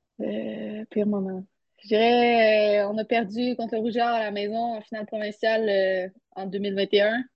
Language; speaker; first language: French; native; French